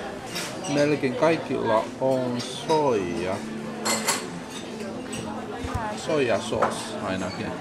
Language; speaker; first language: Finnish; non-native, learner; Chinese